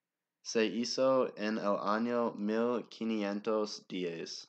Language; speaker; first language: Spanish; non-native, learner; English